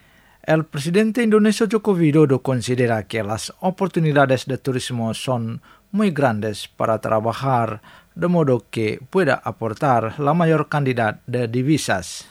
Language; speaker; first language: Spanish; non-native, fluent; Indonesian